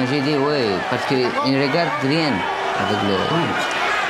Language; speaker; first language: French; non-native, learner; Romanian